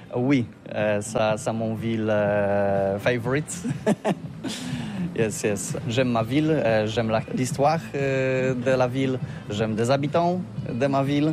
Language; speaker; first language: French; non-native, learner; Polish